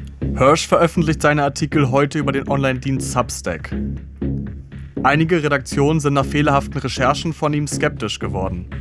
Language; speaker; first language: German; native; German